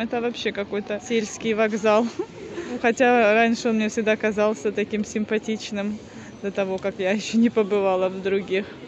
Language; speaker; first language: Russian; native; Russian